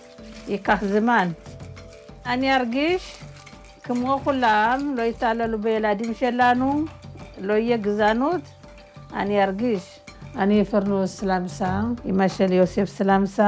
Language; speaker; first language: Hebrew; non-native, learner; Amharic